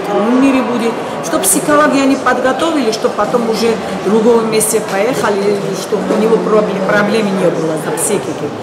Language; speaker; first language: Russian; non-native, learner; Georgian